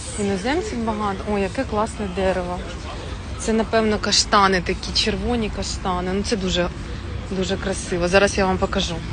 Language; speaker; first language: Ukrainian; non-native, local second language; Russian